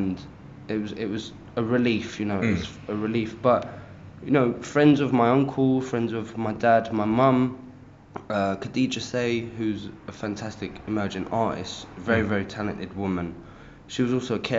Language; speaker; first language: English; native; English